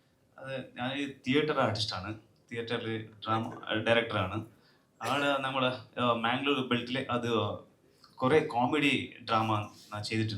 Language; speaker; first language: Malayalam; non-native, local second language; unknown